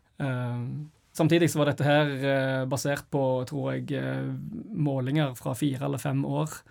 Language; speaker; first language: Norwegian; native; Norwegian